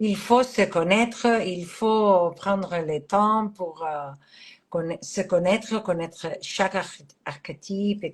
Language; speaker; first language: French; non-native, fluent; Catalan